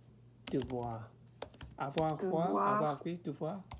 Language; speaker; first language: French; non-native, learner; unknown